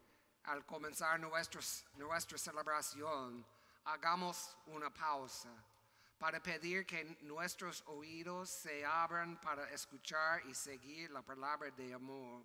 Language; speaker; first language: Spanish; non-native, learner; English